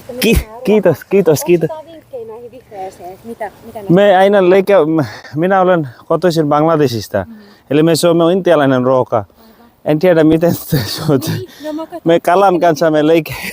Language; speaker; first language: Finnish; non-native, learner; Bangla